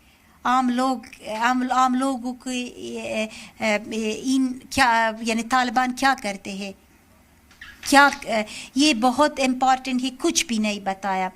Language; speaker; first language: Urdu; non-native, learner; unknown